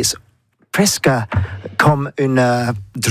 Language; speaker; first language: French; non-native, learner; English